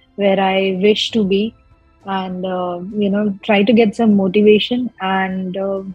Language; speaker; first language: English; non-native, local second language; Gujarati